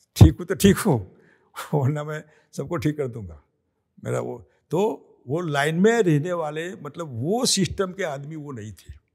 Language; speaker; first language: Hindi; non-native, local second language; Gujarati